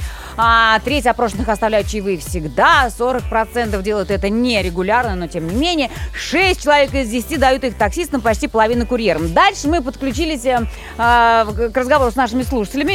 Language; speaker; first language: Russian; native; Russian